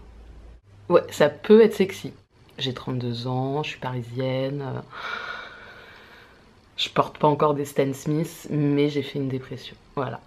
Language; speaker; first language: French; native; French